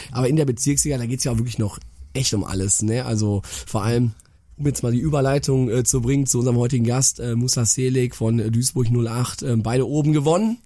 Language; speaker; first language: German; native; German